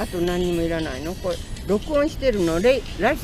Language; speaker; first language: Japanese; native; Japanese